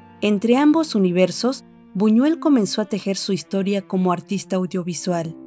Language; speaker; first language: Spanish; native; Spanish